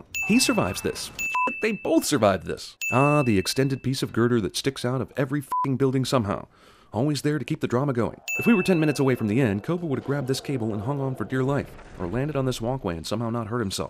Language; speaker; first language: English; native; English